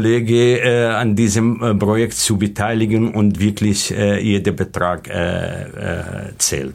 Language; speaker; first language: German; non-native, learner; Arabic